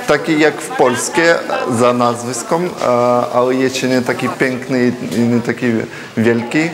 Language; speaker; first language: Polish; non-native, learner; Ukrainian